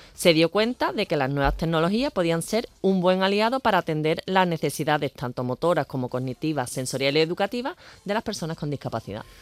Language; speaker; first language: Spanish; native; Spanish